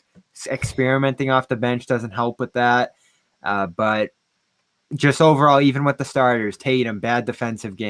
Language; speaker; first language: English; native; English